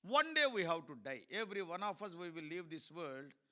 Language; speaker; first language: English; non-native, local second language; Telugu